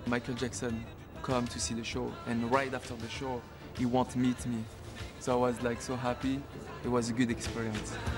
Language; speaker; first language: English; non-native, learner; Arabic